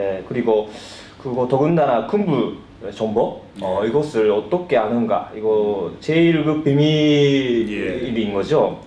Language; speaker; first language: Korean; early bilingual, heritage; Korean